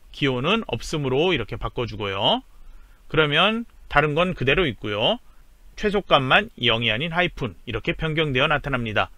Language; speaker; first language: Korean; native; Korean